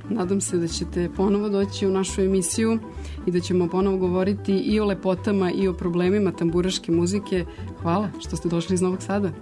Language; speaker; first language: Serbian; native; Serbian